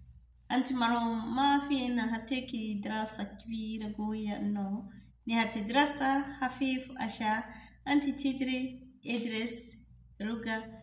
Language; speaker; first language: Arabic; non-native, learner; Rundi